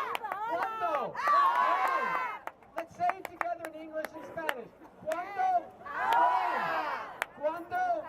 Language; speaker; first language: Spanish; non-native, learner; English